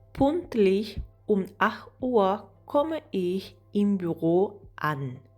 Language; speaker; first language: German; non-native, fluent; Spanish